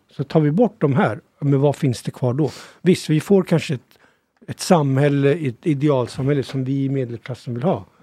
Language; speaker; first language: Swedish; early bilingual, other home language; Punjabi